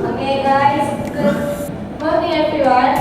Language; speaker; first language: English; non-native, learner; Indonesian